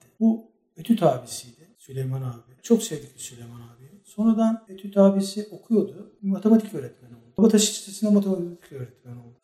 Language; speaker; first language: Turkish; native; Turkish